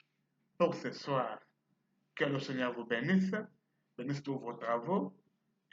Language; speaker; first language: French; non-native, fluent; Portuguese